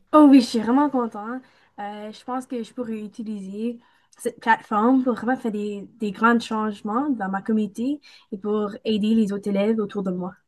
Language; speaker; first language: French; non-native, local second language; English